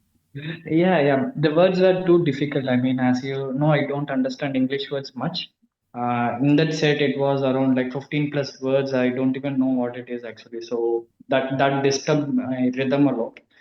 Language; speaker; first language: English; non-native, learner; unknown